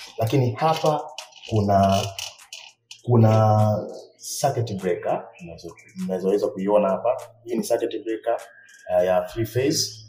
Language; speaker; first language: Swahili; native; Swahili